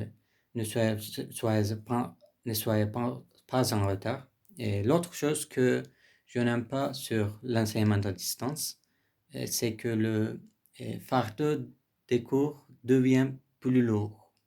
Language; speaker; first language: French; non-native, learner; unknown